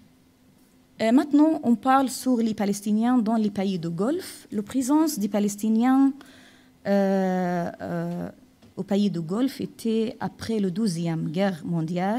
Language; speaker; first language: French; non-native, fluent; Arabic